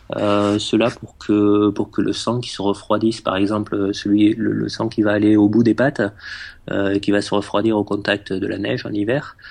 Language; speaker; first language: French; native; French